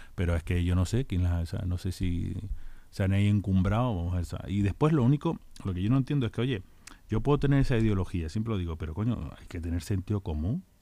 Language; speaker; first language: Spanish; native; Spanish